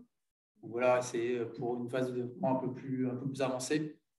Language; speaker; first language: French; native; French